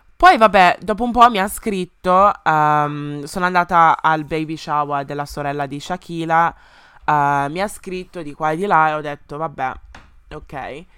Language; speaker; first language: Italian; early bilingual, other home language; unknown